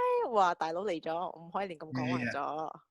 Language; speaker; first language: Chinese; native; Chinese